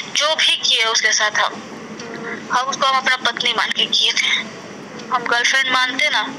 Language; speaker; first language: Hindi; native; Hindi